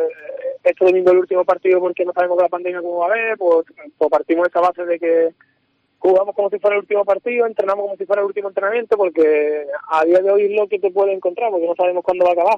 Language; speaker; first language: Spanish; native; Spanish